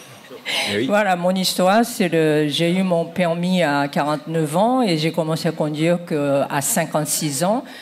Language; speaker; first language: French; non-native, fluent; Japanese